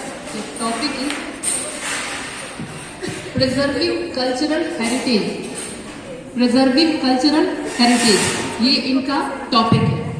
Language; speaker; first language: Hindi; native; Hindi